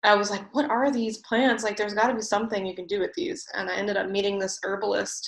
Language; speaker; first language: English; native; English